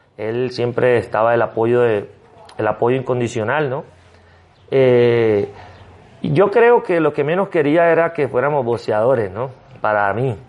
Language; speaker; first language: Spanish; native; Spanish